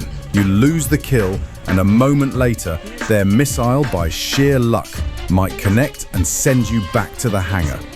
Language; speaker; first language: English; native; English